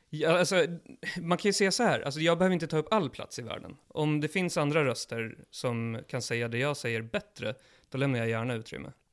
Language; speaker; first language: Swedish; early bilingual, other home language; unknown